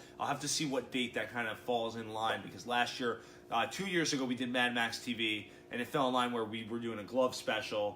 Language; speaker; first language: English; native; English